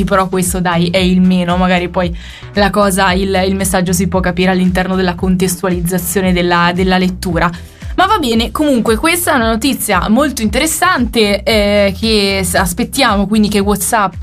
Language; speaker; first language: Italian; native; Italian